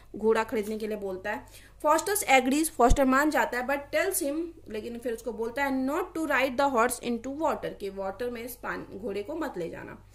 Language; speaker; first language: Hindi; native; Hindi